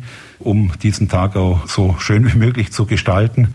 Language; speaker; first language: German; native; German